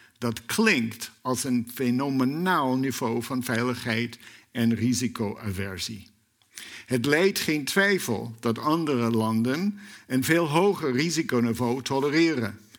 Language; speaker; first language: Dutch; non-native, fluent; English